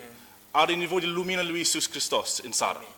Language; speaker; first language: Romanian; non-native, learner; English